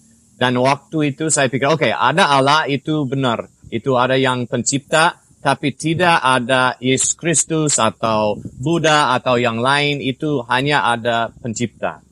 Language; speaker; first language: Indonesian; non-native, fluent; English